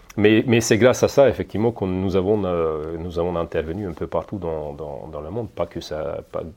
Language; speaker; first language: French; non-native, fluent; Hungarian